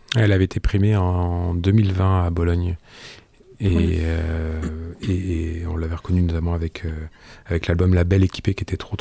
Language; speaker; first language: French; native; French